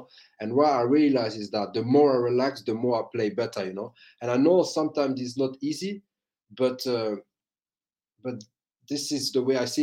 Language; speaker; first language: English; non-native, fluent; French